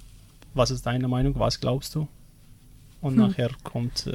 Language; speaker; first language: German; non-native, learner; Arabic